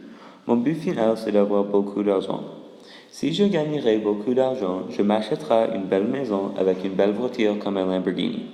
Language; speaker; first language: French; early bilingual, other home language; English